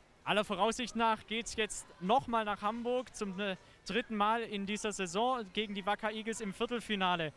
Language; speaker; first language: German; native; German